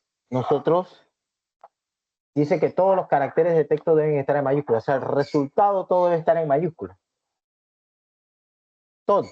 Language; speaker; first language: Spanish; native; Spanish